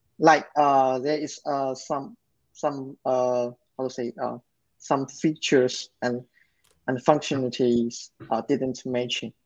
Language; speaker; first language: English; non-native, learner; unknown